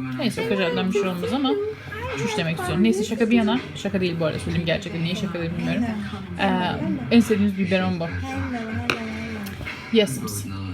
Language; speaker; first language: Turkish; native; Turkish